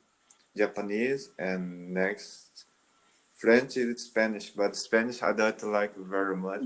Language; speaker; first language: English; non-native, learner; Portuguese